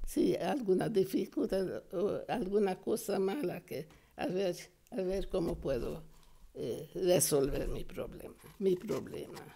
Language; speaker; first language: Spanish; non-native, fluent; Hungarian